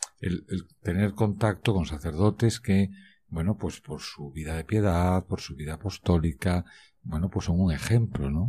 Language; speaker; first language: Spanish; native; Spanish